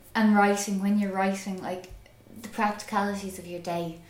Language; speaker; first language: English; native; English